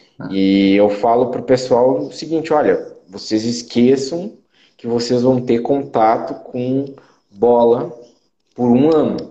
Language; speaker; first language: Portuguese; native; Portuguese